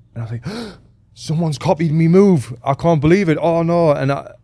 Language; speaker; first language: English; native; English